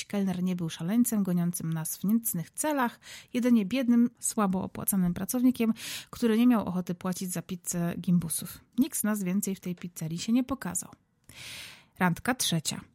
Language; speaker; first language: Polish; native; Polish